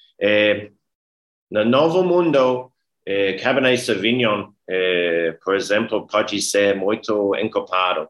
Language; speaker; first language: Portuguese; non-native, learner; English